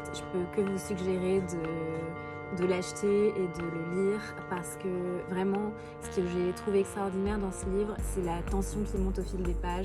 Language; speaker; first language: French; native; French